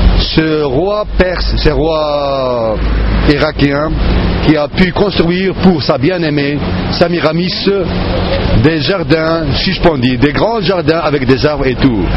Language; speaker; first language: French; non-native, fluent; Arabic